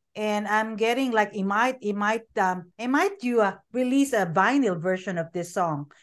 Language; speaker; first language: English; non-native, local second language; Filipino